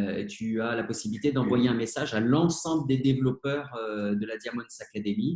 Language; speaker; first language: French; native; French